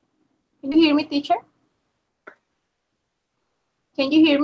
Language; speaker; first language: English; non-native, learner; Spanish